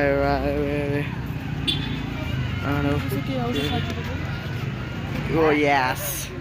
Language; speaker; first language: English; non-native, learner; Nepali